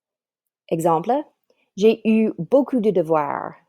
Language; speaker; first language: French; non-native, fluent; English